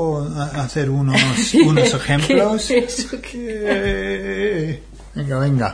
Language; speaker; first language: Spanish; non-native, fluent; English